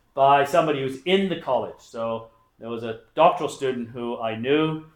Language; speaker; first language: English; native; English